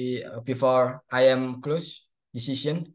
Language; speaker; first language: English; non-native, learner; Indonesian